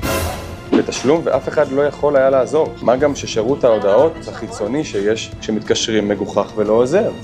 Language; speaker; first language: Hebrew; native; Hebrew